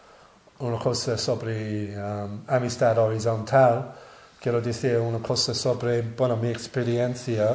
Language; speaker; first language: Spanish; non-native, learner; English